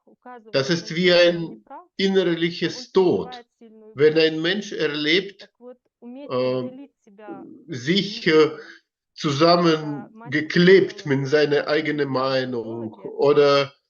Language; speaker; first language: German; non-native, learner; Russian